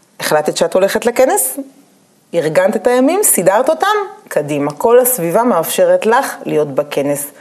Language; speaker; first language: Hebrew; native; Hebrew